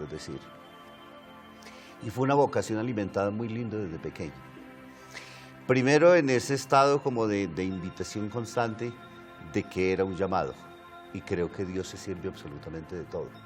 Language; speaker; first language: Spanish; native; Spanish